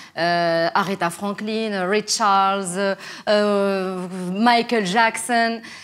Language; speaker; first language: French; non-native, local second language; Arabic